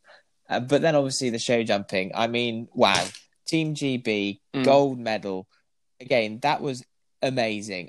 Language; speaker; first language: English; native; English